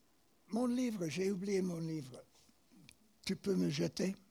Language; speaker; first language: French; non-native, fluent; English